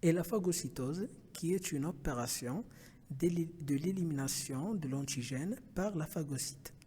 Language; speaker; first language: French; non-native, local second language; Arabic